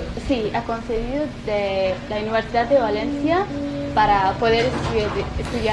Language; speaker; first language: Spanish; non-native, learner; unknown